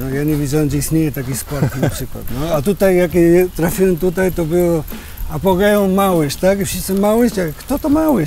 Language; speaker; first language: Polish; non-native, fluent; Spanish